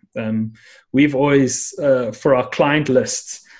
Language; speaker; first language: English; native; English